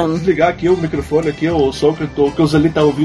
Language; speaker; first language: Portuguese; native; Portuguese